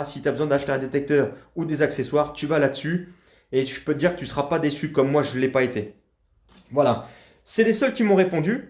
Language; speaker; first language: French; native; French